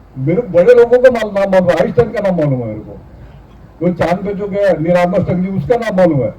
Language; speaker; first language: Hindi; non-native, local second language; Marathi